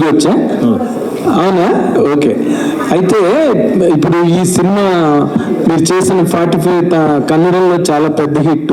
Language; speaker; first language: Telugu; native; Telugu